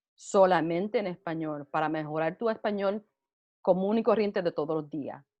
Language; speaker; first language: Spanish; early bilingual, heritage; Spanish